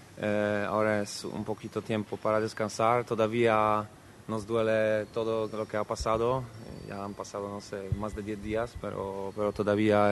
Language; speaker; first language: Spanish; non-native, fluent; Polish